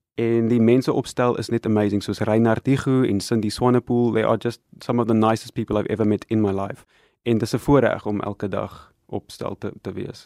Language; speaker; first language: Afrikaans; non-native, local second language; English